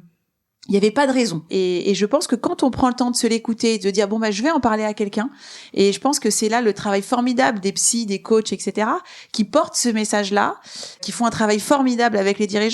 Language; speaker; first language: French; native; French